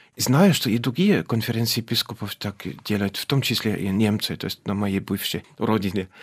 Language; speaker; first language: Russian; non-native, fluent; German